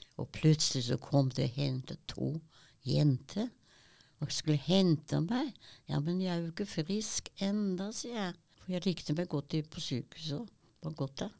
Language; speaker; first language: Norwegian; early bilingual, other home language; German